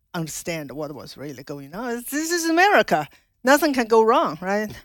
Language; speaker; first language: English; non-native, fluent; Chinese